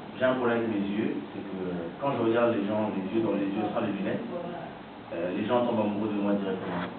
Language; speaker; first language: French; early bilingual, other home language; Lingala